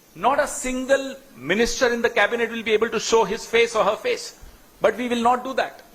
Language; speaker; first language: English; non-native, local second language; Hindi